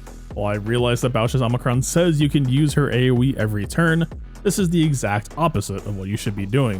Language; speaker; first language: English; native; English